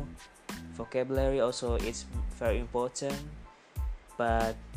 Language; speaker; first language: English; non-native, learner; Indonesian